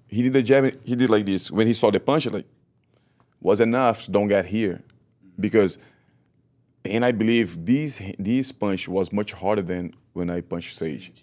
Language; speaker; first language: English; non-native, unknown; Portuguese